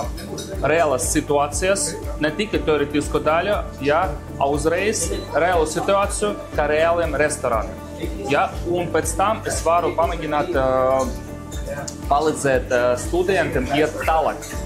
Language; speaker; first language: Latvian; non-native, local second language; Russian